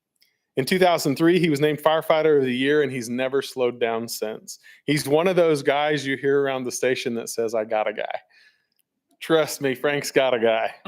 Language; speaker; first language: English; native; English